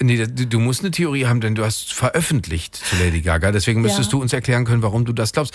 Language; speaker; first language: German; native; German